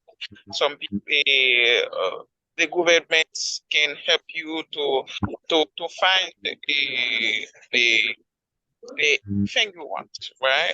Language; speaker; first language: English; non-native, learner; Haitian Creole